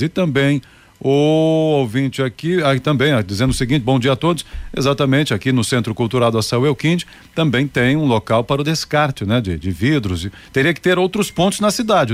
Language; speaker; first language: Portuguese; native; Portuguese